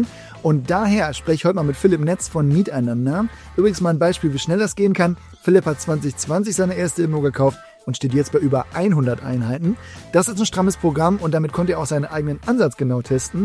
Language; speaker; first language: German; native; German